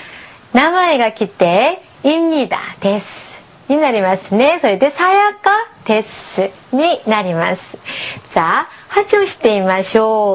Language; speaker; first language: Japanese; non-native, fluent; Korean